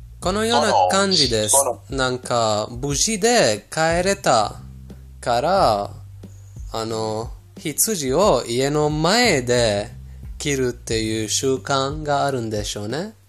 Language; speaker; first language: Japanese; non-native, fluent; Persian